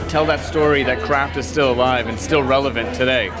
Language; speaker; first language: English; native; English